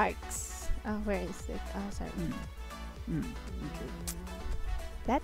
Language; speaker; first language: English; non-native, fluent; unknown